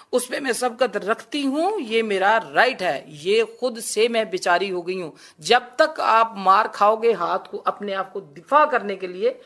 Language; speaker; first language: Urdu; non-native, local second language; Punjabi